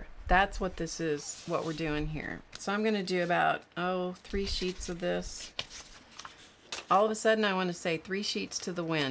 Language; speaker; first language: English; native; English